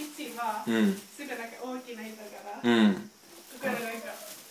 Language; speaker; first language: Japanese; non-native, learner; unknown